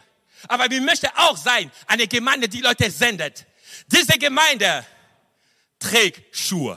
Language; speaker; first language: German; non-native, fluent; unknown